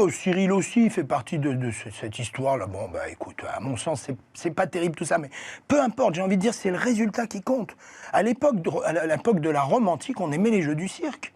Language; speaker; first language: French; native; French